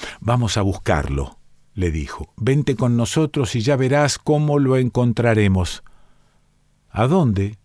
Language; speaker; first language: Spanish; native; Spanish